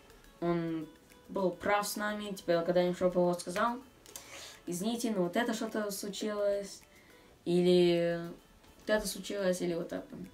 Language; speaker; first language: Russian; early bilingual, other home language; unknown